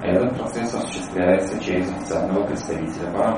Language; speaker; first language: Russian; native; Russian